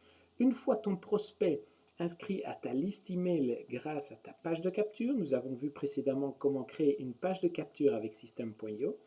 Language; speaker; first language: French; native; French